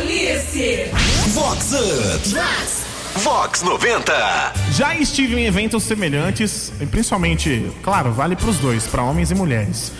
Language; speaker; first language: Portuguese; native; Portuguese